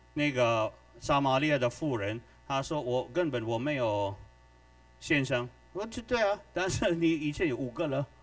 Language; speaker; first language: Chinese; non-native, fluent; Filipino